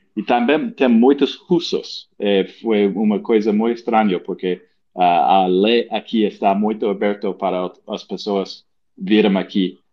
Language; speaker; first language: Portuguese; non-native, learner; English